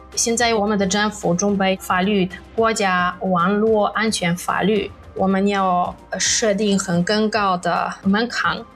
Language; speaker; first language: Chinese; non-native, fluent; Polish